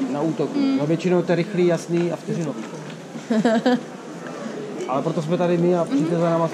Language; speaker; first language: Czech; native; Czech